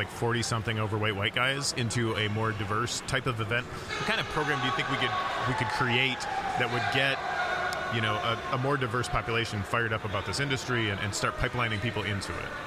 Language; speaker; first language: English; native; English